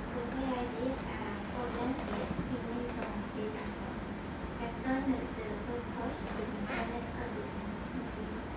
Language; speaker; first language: French; non-native, learner; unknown